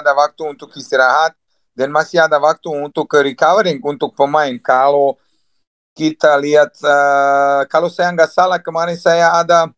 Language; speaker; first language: Indonesian; non-native, fluent; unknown